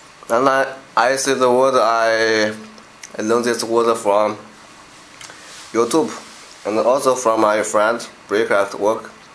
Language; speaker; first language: English; non-native, learner; Chinese